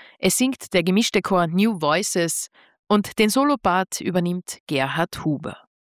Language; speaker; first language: German; native; German